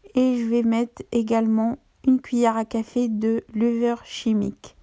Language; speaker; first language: French; non-native, local second language; Arabic